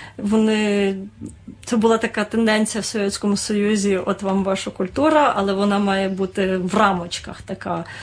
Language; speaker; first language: Ukrainian; native; Ukrainian